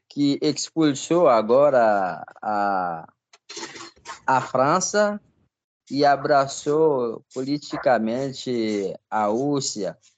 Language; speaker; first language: Portuguese; non-native, fluent; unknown